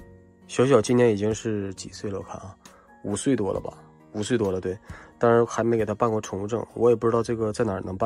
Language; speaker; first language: Chinese; native; Chinese